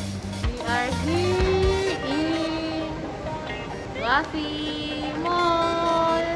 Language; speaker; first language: English; non-native, local second language; Filipino